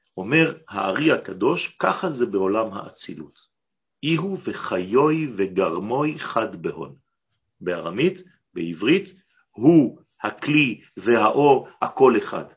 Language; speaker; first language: Hebrew; non-native, fluent; French